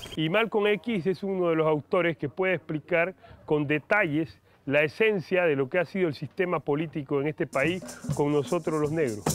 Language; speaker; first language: Spanish; native; Spanish